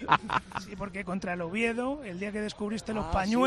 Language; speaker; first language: Spanish; native; Spanish